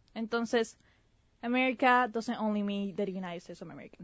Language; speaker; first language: English; early bilingual, other home language; Spanish